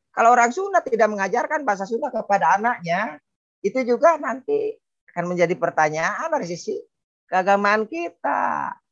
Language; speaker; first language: Indonesian; non-native, local second language; Sundanese